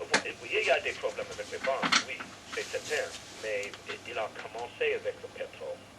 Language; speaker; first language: French; non-native, learner; English